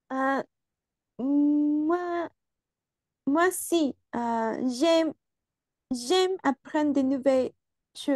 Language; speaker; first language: French; non-native, learner; Spanish